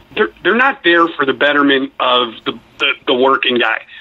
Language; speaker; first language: English; native; English